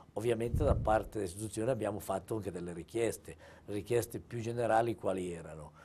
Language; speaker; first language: Italian; native; Italian